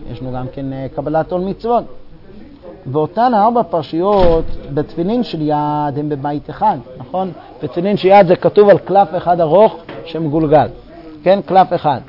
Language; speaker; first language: Hebrew; non-native, fluent; English